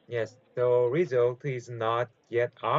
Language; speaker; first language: English; non-native, learner; Korean